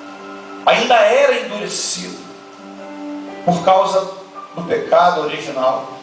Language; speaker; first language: Portuguese; native; Portuguese